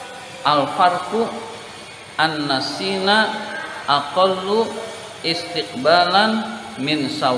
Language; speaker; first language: Arabic; non-native, fluent; Indonesian